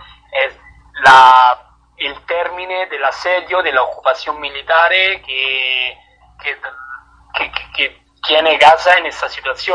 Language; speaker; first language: Spanish; non-native, fluent; Italian